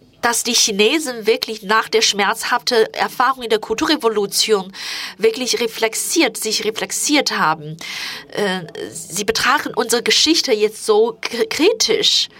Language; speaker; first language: German; non-native, fluent; Chinese